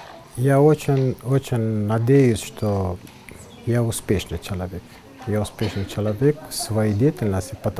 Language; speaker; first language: Russian; non-native, fluent; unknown